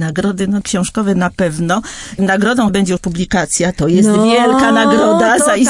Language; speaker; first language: Polish; native; Polish